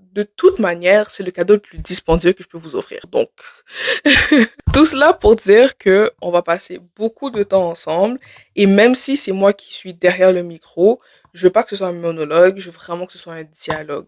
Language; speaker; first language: French; native; French